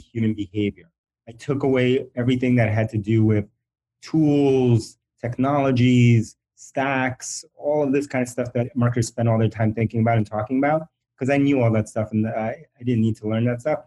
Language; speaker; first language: English; early bilingual, other home language; Spanish